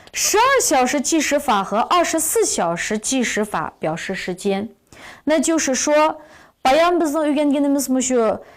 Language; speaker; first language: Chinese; non-native, local second language; Uyghur